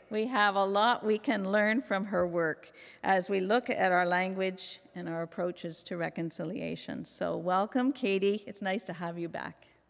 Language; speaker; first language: English; native; English